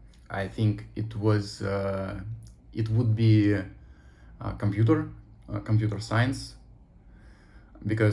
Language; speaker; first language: English; non-native, learner; Russian